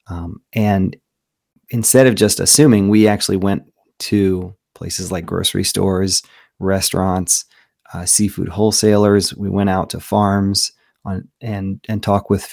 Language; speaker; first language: English; native; English